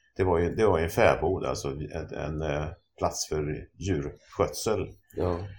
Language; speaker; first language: Swedish; native; Swedish